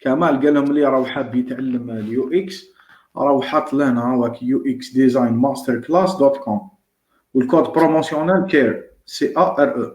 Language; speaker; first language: Arabic; native; Arabic